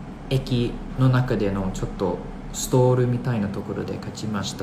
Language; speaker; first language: Japanese; non-native, fluent; English